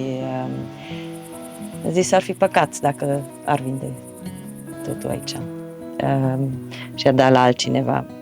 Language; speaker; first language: Romanian; non-native, fluent; German